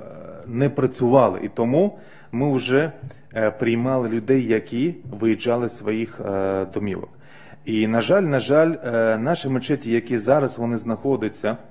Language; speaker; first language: Ukrainian; non-native, fluent; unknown